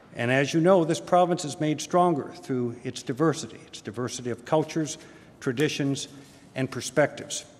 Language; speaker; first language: English; native; English